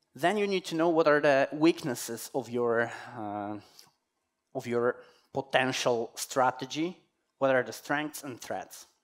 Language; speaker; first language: English; non-native, fluent; Polish